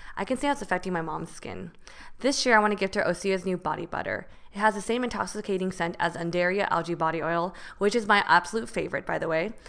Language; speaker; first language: English; early bilingual, other home language; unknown